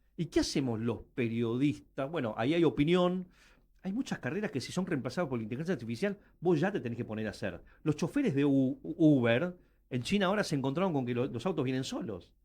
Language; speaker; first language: Spanish; early bilingual, other home language; Chinese